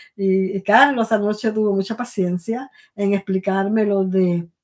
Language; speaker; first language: Spanish; native; Spanish